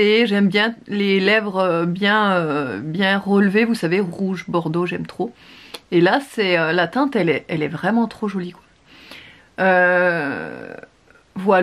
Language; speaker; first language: French; native; French